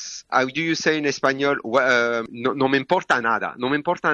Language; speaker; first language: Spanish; non-native, learner; French